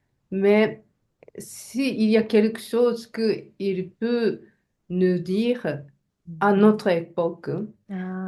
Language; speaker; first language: French; non-native, learner; Japanese